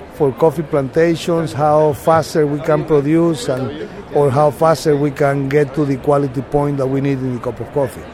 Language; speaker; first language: English; non-native, fluent; Spanish